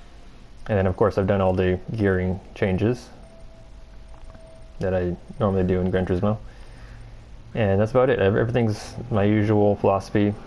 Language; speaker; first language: English; native; English